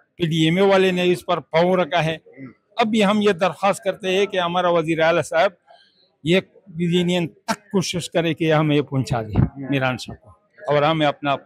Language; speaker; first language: Urdu; non-native, local second language; Pashto